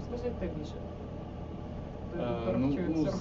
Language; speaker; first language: Ukrainian; native; Ukrainian